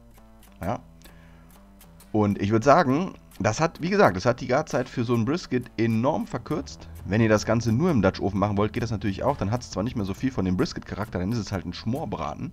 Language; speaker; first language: German; native; German